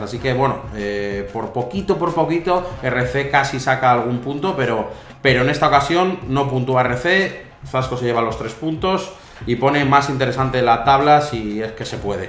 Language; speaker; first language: Spanish; native; Spanish